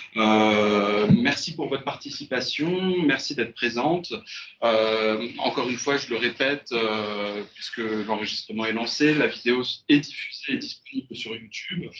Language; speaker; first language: French; native; French